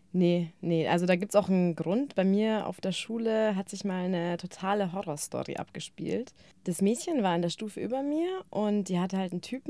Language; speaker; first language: German; native; German